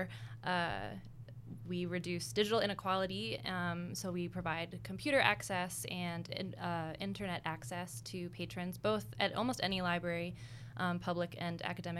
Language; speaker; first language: English; native; English